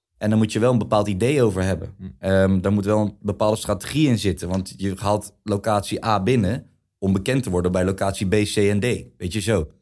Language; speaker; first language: Dutch; native; Dutch